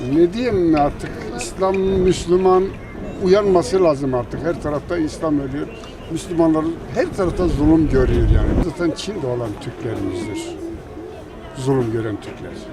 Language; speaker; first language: Turkish; native; Turkish